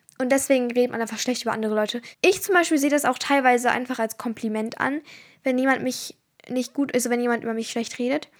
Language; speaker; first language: German; early bilingual, other home language; Turkish